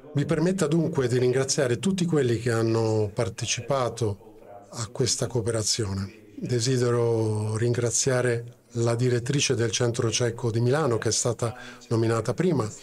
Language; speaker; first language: Italian; non-native, fluent; Czech